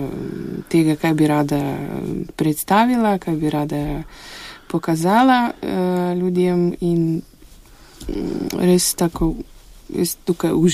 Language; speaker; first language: Slovenian; non-native, fluent; Russian